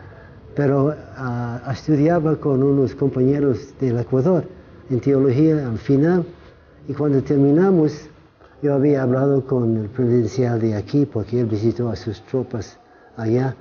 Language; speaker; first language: Spanish; non-native, fluent; English